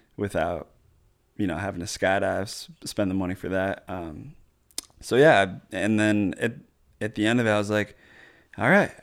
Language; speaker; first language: English; native; English